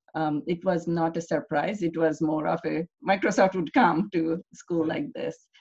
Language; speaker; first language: English; non-native, local second language; Bangla